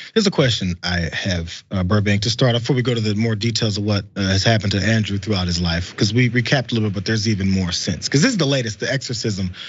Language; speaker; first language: English; native; English